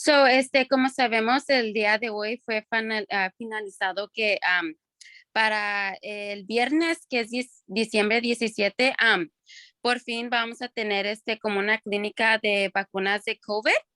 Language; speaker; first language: Spanish; early bilingual, other home language; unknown